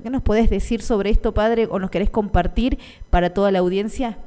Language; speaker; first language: Spanish; native; Spanish